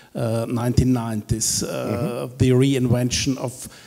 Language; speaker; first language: English; non-native, fluent; German